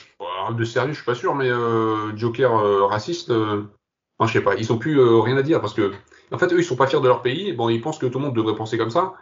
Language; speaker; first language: French; early bilingual, other home language; Kabyle